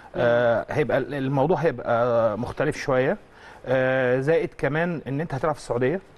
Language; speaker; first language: Egyptian Arabic; native; Egyptian Arabic